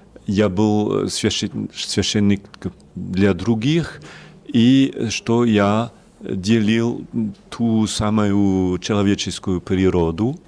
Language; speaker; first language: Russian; non-native, learner; French